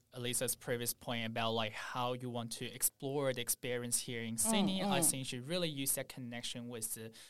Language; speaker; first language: English; non-native, fluent; Chinese